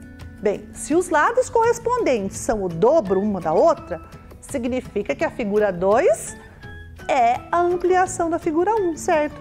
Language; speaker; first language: Portuguese; native; Portuguese